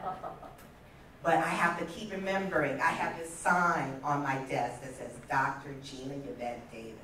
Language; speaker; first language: English; native; English